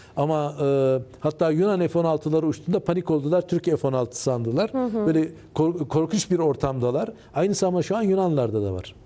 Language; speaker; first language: Turkish; early bilingual, heritage; Turkish